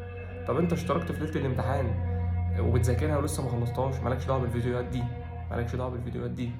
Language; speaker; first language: Arabic; native; Arabic